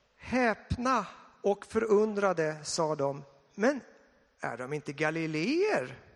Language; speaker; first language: Swedish; native; Swedish